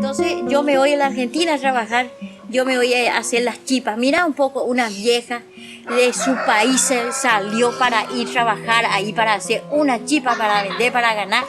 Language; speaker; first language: Spanish; non-native, local second language; Guarani